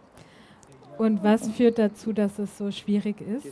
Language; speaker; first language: German; native; German